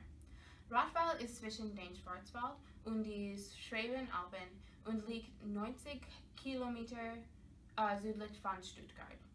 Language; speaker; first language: German; non-native, learner; English